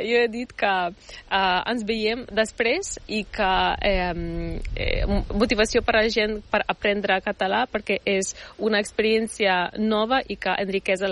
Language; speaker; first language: Catalan; non-native, learner; Ukrainian